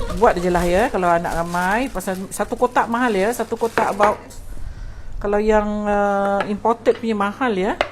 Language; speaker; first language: Malay; native; Malay